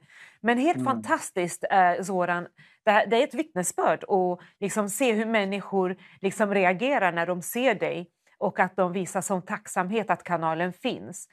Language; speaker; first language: Swedish; native; Swedish